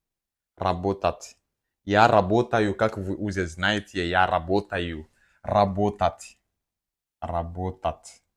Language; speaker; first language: Russian; non-native, fluent; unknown